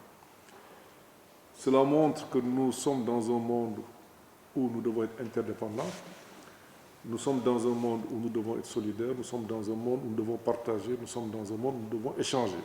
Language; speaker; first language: French; non-native, local second language; Wolof